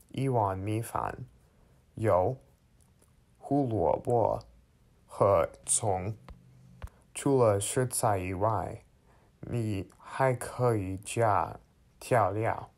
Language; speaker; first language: Chinese; non-native, learner; English